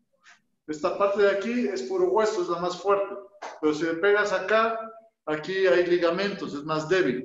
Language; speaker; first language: Spanish; native; Spanish